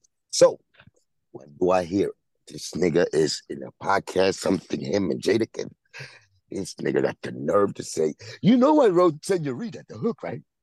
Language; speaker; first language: English; non-native, fluent; Spanish